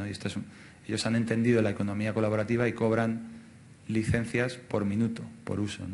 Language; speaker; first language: Spanish; native; Spanish